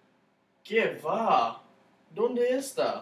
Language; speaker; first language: Spanish; non-native, learner; English